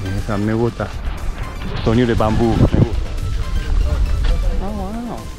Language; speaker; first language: Spanish; non-native, learner; Japanese